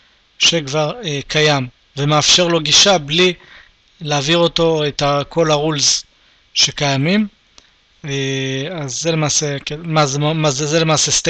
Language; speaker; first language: Hebrew; native; Hebrew